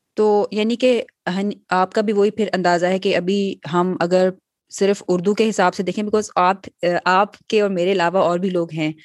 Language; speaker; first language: Urdu; native; Urdu